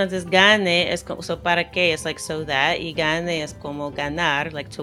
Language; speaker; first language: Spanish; non-native, fluent; English